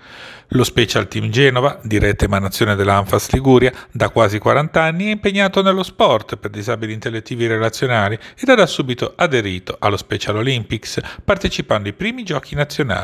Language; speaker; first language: Italian; native; Italian